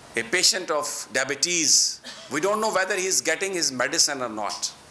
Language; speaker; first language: English; non-native, local second language; Urdu